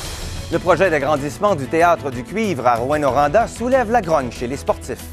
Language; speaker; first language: French; native; French